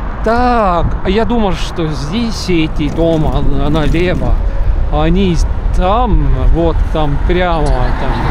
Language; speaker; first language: Russian; non-native, local second language; Estonian